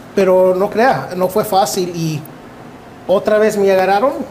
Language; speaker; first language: Spanish; early bilingual, heritage; Spanish